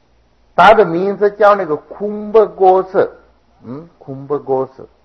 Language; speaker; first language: Chinese; non-native, fluent; Sinhala